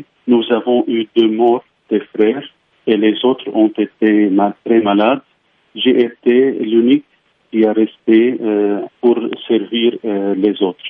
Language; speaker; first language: French; non-native, fluent; Arabic